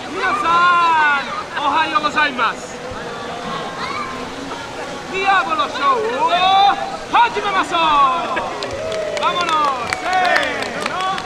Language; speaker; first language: Japanese; non-native, fluent; Spanish